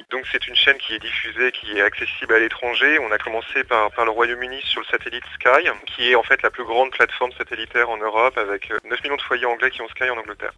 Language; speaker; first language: French; native; French